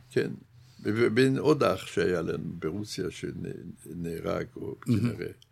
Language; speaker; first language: Hebrew; non-native, fluent; Yiddish